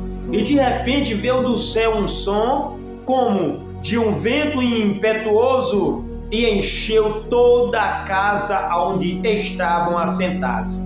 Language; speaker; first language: Portuguese; native; Portuguese